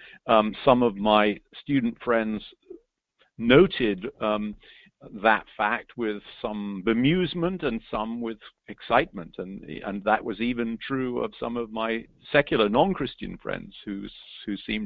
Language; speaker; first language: English; native; English